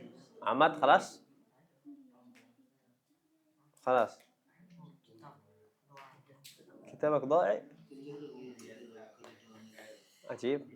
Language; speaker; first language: Arabic; non-native, fluent; Indonesian